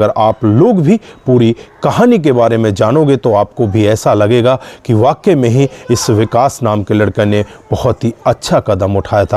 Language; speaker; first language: Hindi; native; Hindi